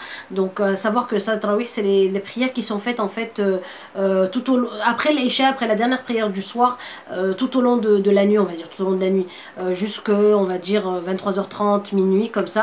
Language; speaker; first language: French; native; French